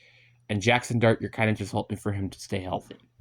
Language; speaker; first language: English; native; English